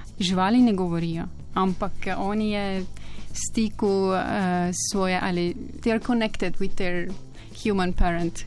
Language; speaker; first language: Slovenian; non-native, learner; Estonian